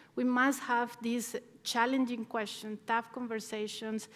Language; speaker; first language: English; non-native, fluent; Spanish